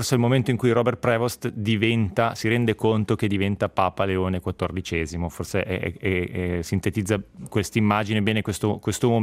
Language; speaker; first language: Italian; native; Italian